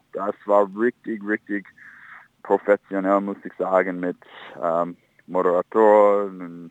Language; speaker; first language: German; non-native, fluent; English